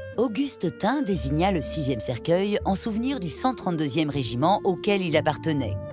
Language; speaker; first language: French; native; French